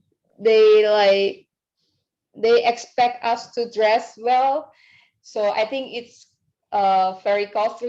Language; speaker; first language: English; non-native, learner; Indonesian